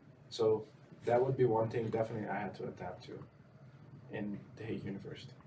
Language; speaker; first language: English; non-native, fluent; Dutch